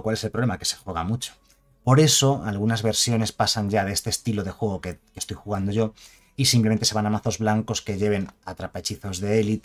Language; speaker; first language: Spanish; native; Spanish